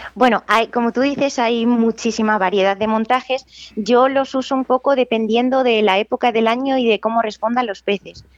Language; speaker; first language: Spanish; native; Spanish